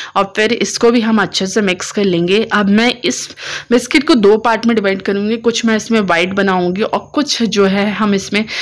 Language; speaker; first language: Hindi; native; Hindi